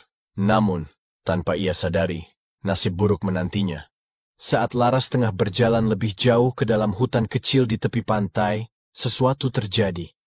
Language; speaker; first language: Indonesian; native; Indonesian